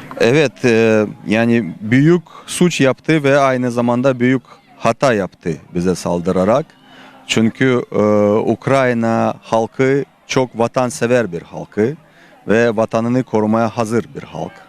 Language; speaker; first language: Turkish; non-native, fluent; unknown